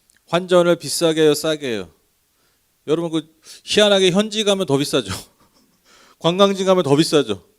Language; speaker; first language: Korean; native; Korean